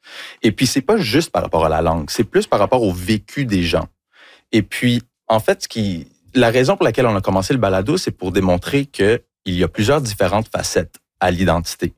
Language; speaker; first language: French; non-native, local second language; English